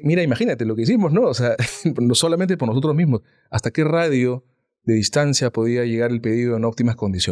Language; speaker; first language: Spanish; native; Spanish